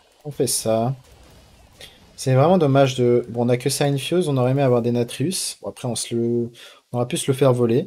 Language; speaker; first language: French; native; French